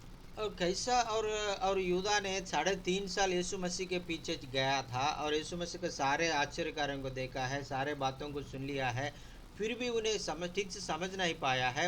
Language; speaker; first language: Hindi; non-native, local second language; Telugu